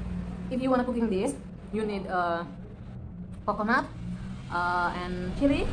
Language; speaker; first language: English; non-native, learner; Indonesian